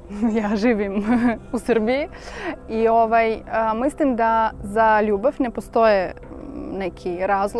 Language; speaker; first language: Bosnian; non-native, learner; Russian